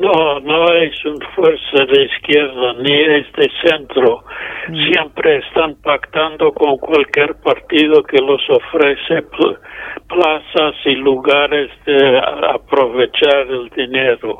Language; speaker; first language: Spanish; non-native, fluent; English